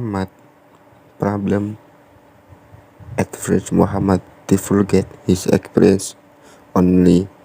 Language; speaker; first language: English; non-native, learner; Indonesian